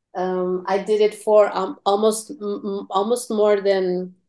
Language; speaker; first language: English; non-native, fluent; Portuguese